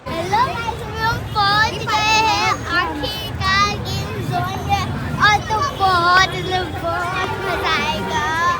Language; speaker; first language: Hindi; non-native, local second language; Gujarati